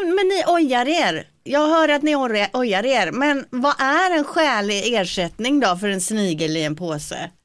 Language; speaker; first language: Swedish; native; Swedish